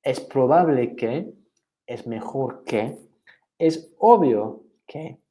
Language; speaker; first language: Spanish; non-native, fluent; English